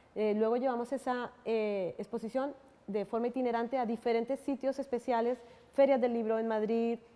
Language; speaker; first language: Spanish; native; Spanish